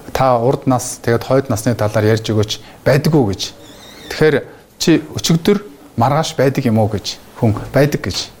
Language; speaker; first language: Mongolian; native; Mongolian